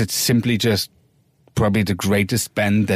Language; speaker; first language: English; non-native, fluent; German